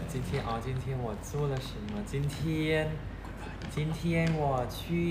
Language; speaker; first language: Chinese; non-native, learner; Thai